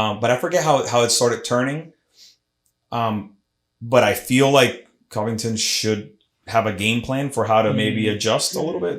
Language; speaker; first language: English; native; English